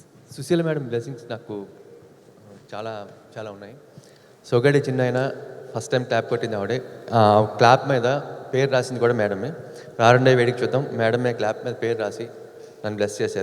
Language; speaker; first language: Telugu; native; Telugu